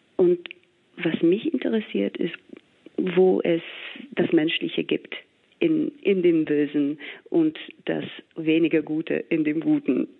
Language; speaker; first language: German; non-native, fluent; English